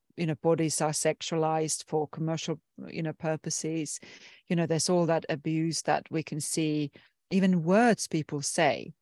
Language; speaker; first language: English; non-native, fluent; Finnish